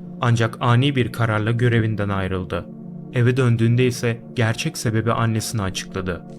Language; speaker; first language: Turkish; native; Turkish